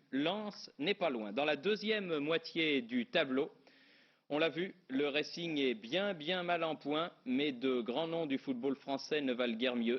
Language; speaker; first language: French; native; French